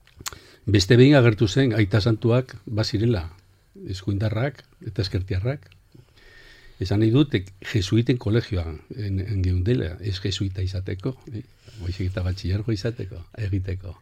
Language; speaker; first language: Basque; non-native, local second language; Spanish